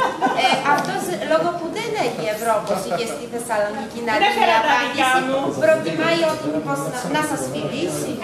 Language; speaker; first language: Greek; non-native, learner; Russian